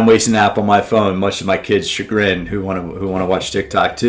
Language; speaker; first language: English; native; English